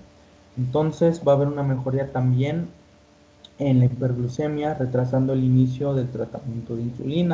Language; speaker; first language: Spanish; native; Spanish